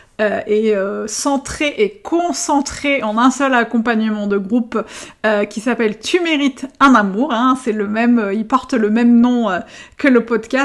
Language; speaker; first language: French; native; French